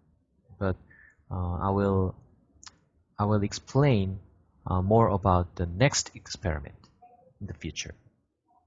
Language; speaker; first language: English; non-native, fluent; Korean